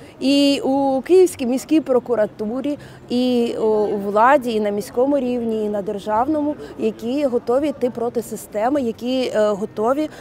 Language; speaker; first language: Ukrainian; native; Ukrainian